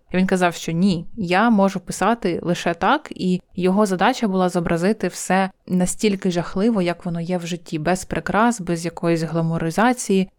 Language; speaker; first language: Ukrainian; native; Ukrainian